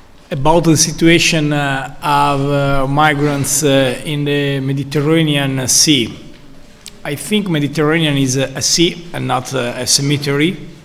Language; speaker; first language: English; non-native, learner; Italian